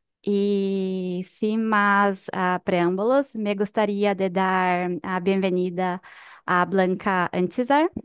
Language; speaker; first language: Spanish; non-native, fluent; Portuguese